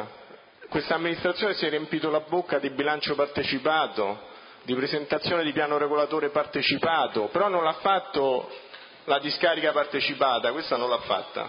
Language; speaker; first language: Italian; native; Italian